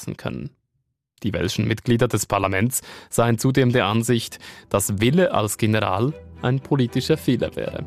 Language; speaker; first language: German; native; German